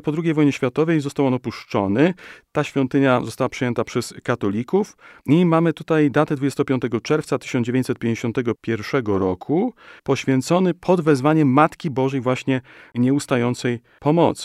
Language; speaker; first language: Polish; native; Polish